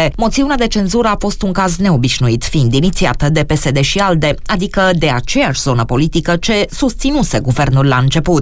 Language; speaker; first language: Romanian; native; Romanian